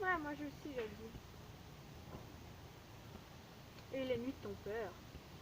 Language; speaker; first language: French; native; French